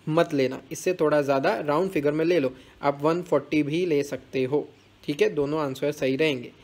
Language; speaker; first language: Hindi; non-native, local second language; Gujarati